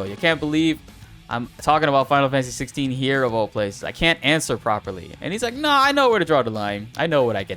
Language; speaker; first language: English; native; English